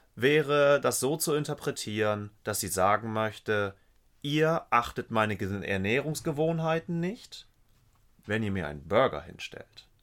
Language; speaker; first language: German; native; German